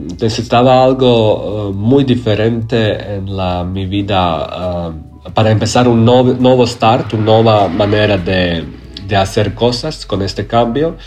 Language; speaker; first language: Spanish; non-native, learner; Croatian